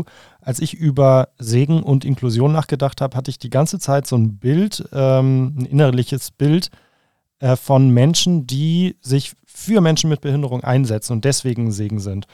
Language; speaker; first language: German; native; German